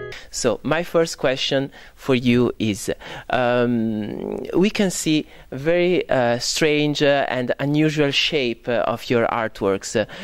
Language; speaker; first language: English; non-native, fluent; Italian